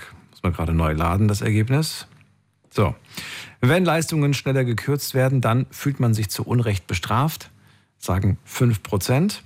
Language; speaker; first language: German; native; German